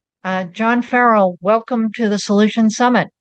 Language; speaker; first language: English; native; English